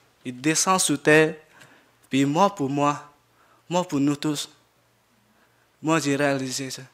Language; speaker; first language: French; non-native, learner; Jarai